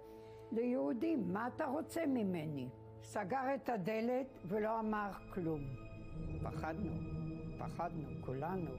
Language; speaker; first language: Hebrew; non-native, fluent; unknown